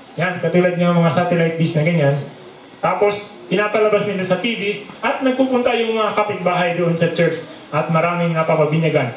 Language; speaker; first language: Filipino; non-native, local second language; Bikol